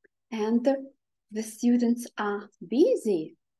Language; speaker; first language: English; non-native, fluent; Ukrainian